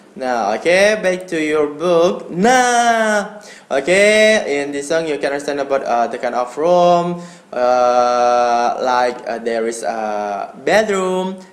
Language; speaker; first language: English; non-native, learner; Indonesian